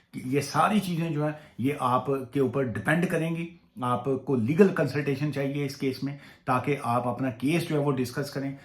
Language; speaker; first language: Urdu; non-native, local second language; Punjabi